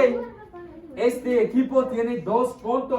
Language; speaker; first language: Spanish; non-native, fluent; English